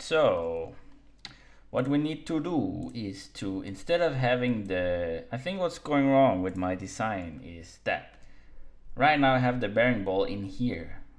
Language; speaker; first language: English; non-native, fluent; Danish